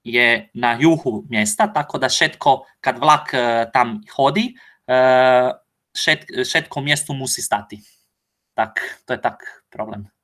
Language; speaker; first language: Slovak; non-native, learner; Croatian